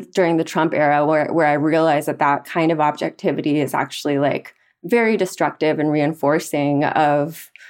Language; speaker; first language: English; early bilingual, other home language; Spanish